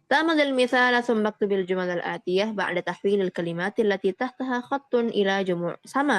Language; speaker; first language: Arabic; non-native, fluent; Indonesian